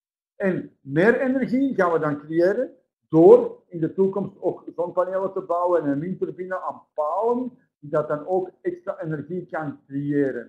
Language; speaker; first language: Dutch; native; Dutch